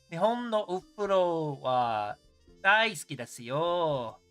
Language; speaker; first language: Japanese; non-native, learner; English